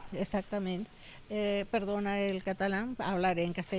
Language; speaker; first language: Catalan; non-native, learner; Spanish